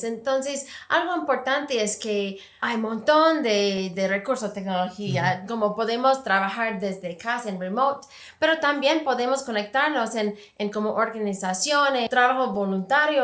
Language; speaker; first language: Spanish; non-native, fluent; English